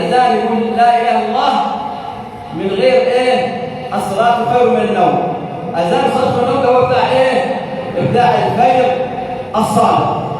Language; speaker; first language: Arabic; native; Arabic